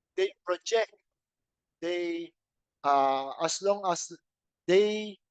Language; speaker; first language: English; non-native, local second language; Filipino